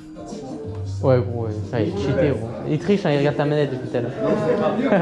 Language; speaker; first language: French; native; French